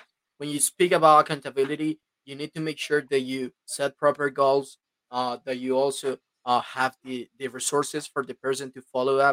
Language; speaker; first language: English; non-native, fluent; Spanish